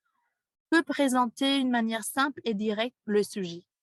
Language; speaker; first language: French; non-native, fluent; Spanish